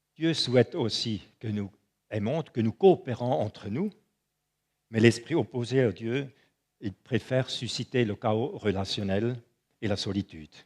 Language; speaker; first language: French; non-native, local second language; German